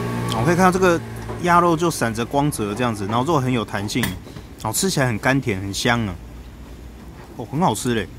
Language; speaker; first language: Chinese; native; Chinese